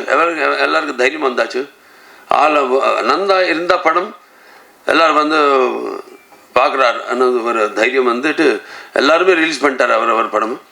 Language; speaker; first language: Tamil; non-native, learner; Telugu